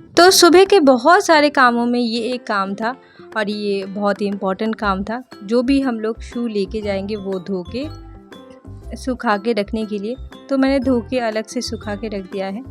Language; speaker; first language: Hindi; non-native, local second language; Bangla